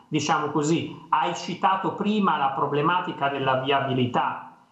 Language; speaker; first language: Italian; native; Italian